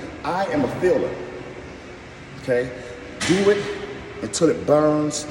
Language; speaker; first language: English; native; English